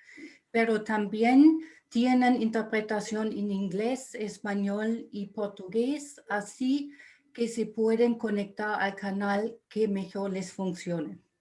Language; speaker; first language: Spanish; non-native, fluent; German